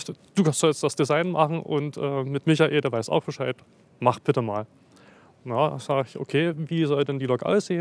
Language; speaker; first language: German; native; German